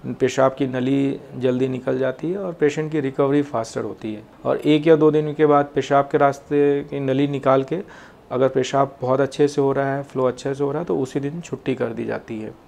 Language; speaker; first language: Hindi; native; Hindi